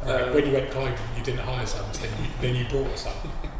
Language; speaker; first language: English; native; English